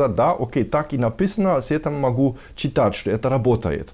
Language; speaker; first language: Russian; non-native, fluent; German